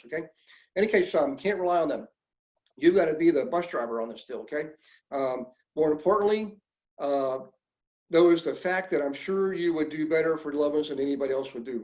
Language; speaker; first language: English; native; English